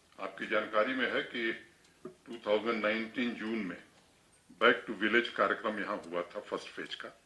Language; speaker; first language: Hindi; native; Hindi